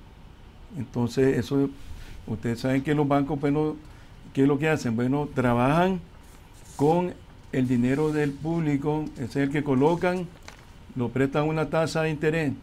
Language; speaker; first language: Spanish; native; Spanish